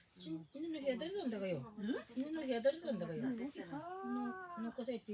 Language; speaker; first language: Japanese; native; Japanese